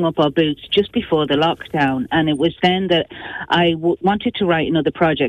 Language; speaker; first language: English; native; English